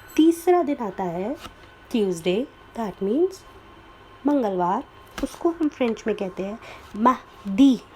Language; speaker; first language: Hindi; native; Hindi